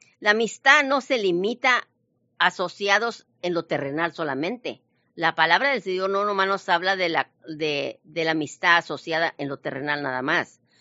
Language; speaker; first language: Spanish; early bilingual, heritage; Spanish